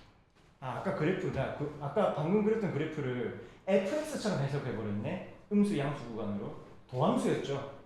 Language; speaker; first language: Korean; native; Korean